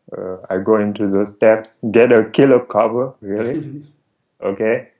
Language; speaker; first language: English; non-native, fluent; Wolof